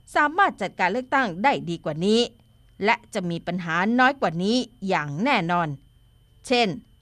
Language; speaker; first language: Thai; native; Thai